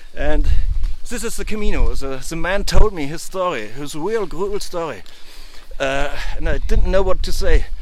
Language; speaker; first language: English; non-native, learner; German